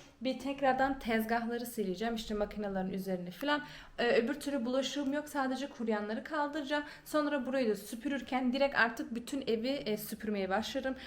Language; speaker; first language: Turkish; early bilingual, heritage; Turkish